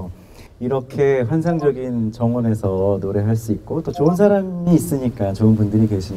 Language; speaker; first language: Korean; native; Korean